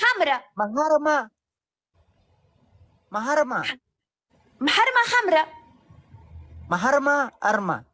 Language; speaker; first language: Arabic; non-native, learner; Pashto